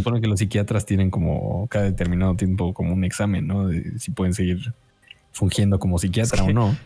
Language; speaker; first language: Spanish; native; Spanish